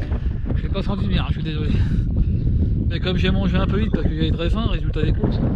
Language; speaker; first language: French; native; French